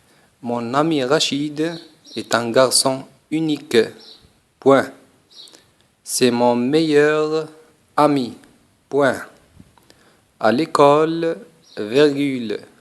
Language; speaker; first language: French; non-native, fluent; Arabic